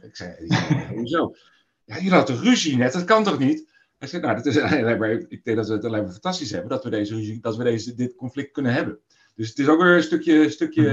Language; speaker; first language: Dutch; native; Dutch